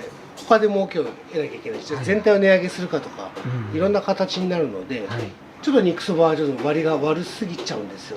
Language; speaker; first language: Japanese; native; Japanese